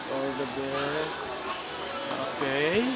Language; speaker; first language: English; non-native, local second language; Filipino